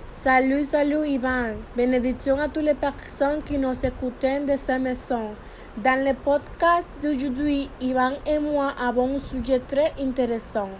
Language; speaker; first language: French; non-native, learner; Spanish